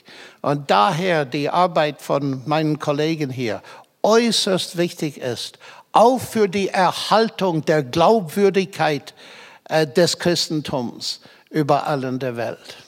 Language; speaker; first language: German; non-native, fluent; English